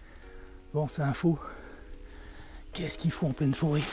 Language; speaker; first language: French; native; French